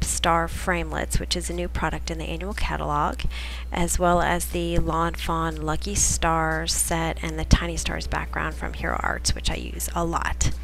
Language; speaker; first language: English; native; English